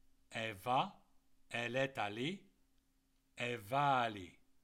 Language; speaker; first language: French; native; French